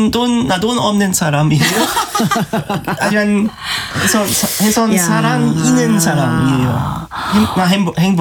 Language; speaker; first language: Korean; non-native, learner; German